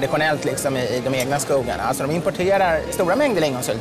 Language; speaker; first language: Swedish; native; Swedish